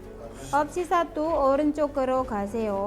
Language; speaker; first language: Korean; non-native, fluent; Indonesian